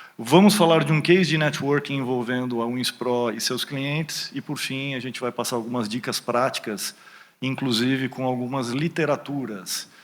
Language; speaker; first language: Portuguese; early bilingual, other home language; German